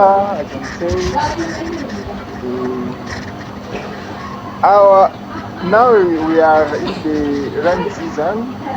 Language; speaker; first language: English; non-native, learner; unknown